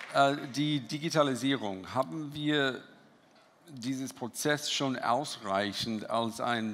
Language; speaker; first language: German; non-native, fluent; English